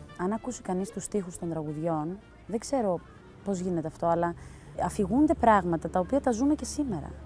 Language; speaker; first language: Greek; early bilingual, heritage; Greek